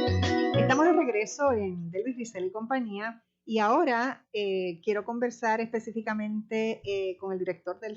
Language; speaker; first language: Spanish; native; Spanish